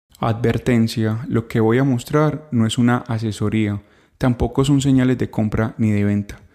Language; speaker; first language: Spanish; native; Spanish